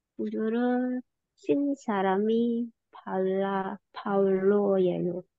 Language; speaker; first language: Korean; non-native, learner; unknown